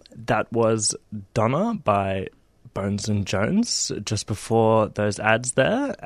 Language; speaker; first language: English; native; English